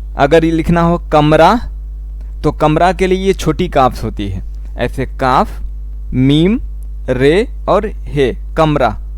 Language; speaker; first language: Hindi; native; Hindi